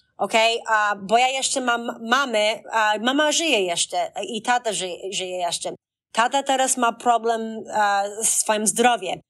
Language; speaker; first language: Polish; early bilingual, heritage; Polish